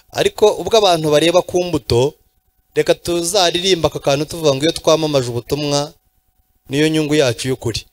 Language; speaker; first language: Kinyarwanda; native; Kinyarwanda